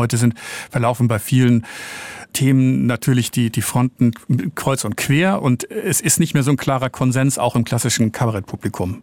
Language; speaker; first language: German; native; German